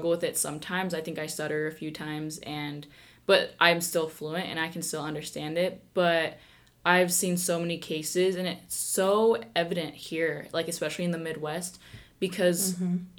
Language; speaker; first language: English; early bilingual, other home language; Spanish